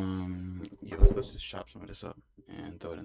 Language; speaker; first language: English; native; English